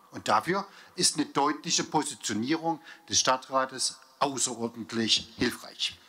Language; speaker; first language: German; native; German